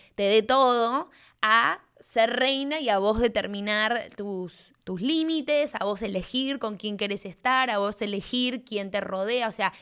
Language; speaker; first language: Spanish; native; Spanish